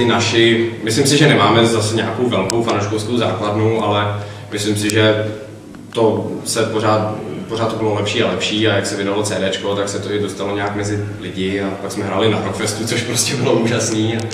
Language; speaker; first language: Czech; native; Czech